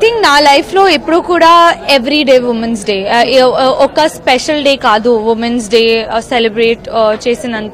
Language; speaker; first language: Telugu; non-native, learner; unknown